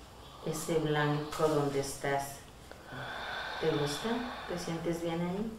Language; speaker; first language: Spanish; native; Spanish